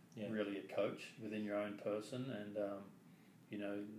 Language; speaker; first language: English; native; English